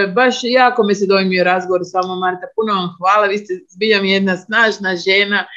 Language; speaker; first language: Croatian; native; Croatian